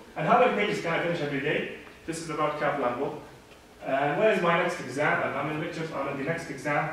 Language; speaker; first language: English; non-native, fluent; Arabic